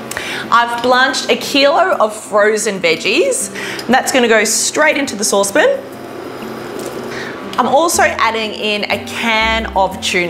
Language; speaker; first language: English; native; English